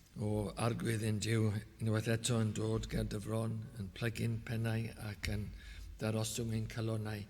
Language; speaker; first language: Welsh; native; Welsh